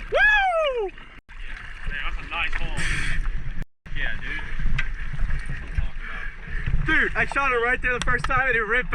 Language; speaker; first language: English; native; English